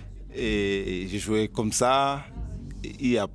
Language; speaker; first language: French; non-native, learner; Spanish